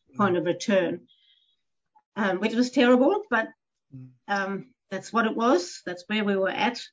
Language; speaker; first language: English; non-native, fluent; Danish